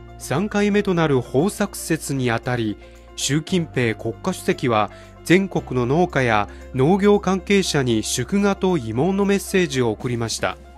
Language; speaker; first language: Japanese; non-native, fluent; Chinese